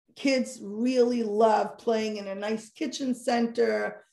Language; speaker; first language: English; native; English